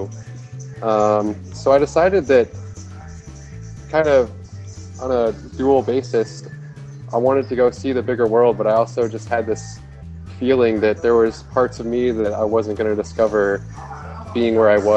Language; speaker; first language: English; native; English